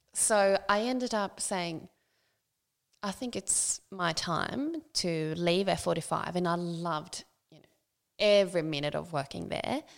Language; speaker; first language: English; non-native, fluent; Swedish